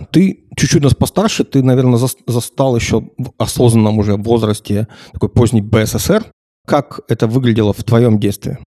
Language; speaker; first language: Russian; native; Russian